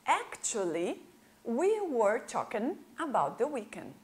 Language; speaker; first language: English; non-native, fluent; Portuguese